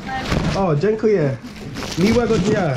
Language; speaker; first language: Polish; non-native, learner; English